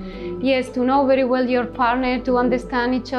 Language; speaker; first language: English; non-native, learner; Spanish